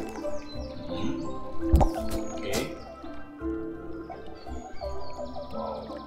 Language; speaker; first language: English; non-native, learner; Indonesian